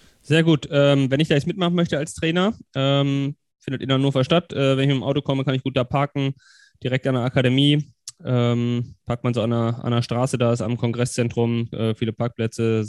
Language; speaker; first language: German; native; German